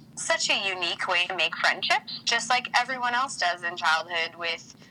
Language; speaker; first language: English; native; English